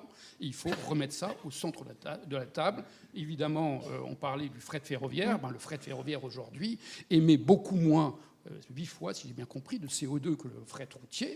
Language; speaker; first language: French; native; French